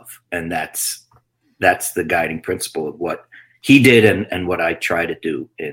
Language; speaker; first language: English; native; English